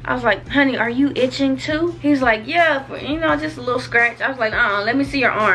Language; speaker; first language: English; native; English